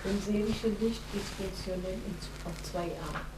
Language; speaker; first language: German; non-native, fluent; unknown